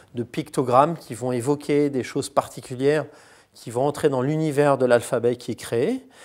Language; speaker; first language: French; native; French